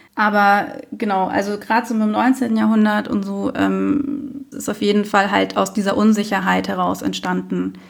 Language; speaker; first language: German; native; German